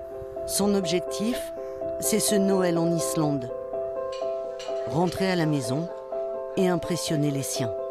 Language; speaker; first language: French; native; French